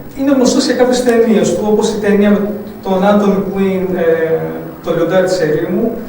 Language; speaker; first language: Greek; early bilingual, other home language; Arabic